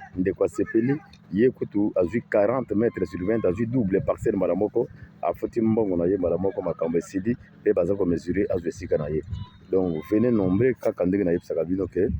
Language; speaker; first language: Lingala; native; Lingala